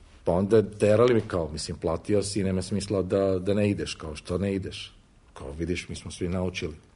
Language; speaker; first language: Croatian; non-native, fluent; Arabic